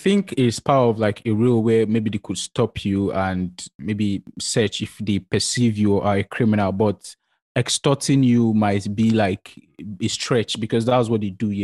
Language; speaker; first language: English; non-native, local second language; Yoruba